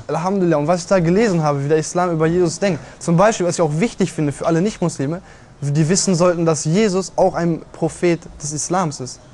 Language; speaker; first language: German; native; German